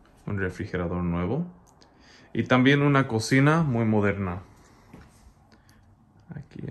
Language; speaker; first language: Spanish; non-native, learner; English